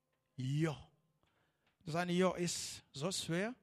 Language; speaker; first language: German; non-native, learner; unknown